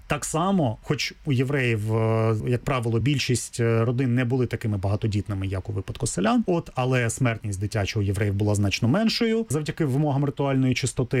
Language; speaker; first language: Ukrainian; native; Ukrainian